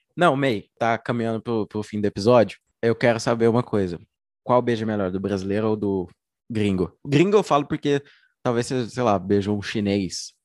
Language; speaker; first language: Portuguese; native; Portuguese